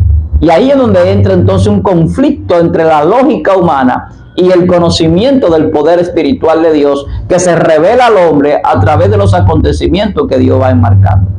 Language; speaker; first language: Spanish; native; Spanish